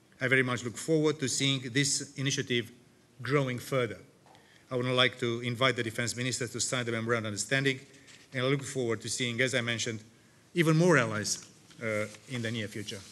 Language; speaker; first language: English; non-native, fluent; Romanian